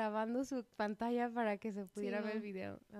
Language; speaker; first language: Spanish; native; Spanish